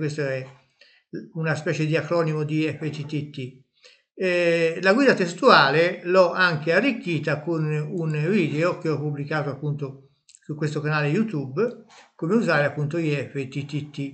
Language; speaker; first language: Italian; native; Italian